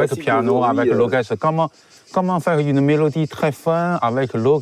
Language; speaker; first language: French; non-native, learner; Chinese